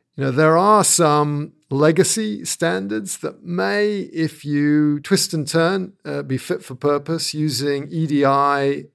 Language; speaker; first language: English; native; English